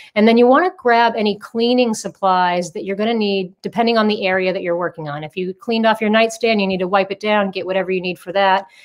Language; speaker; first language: English; native; English